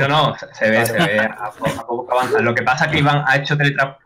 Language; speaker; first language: Spanish; native; Spanish